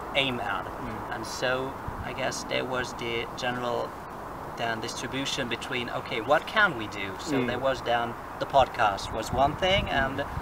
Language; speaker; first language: English; non-native, fluent; German